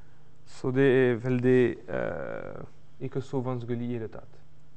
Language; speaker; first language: Norwegian; non-native, learner; French